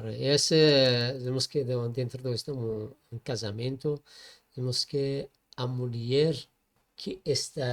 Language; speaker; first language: Portuguese; non-native, learner; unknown